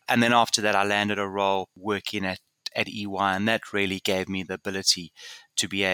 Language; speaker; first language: English; native; English